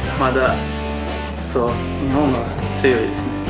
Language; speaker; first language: Japanese; non-native, learner; Portuguese